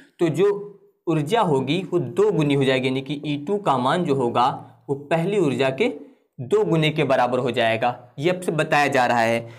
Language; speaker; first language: Hindi; native; Hindi